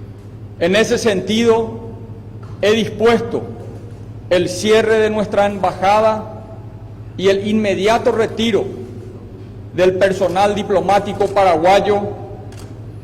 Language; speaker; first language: Spanish; native; Spanish